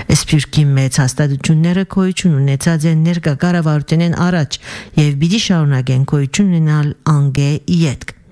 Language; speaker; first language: Armenian; early bilingual, heritage; Armenian